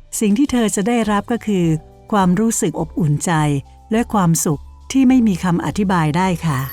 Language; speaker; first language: Thai; native; Thai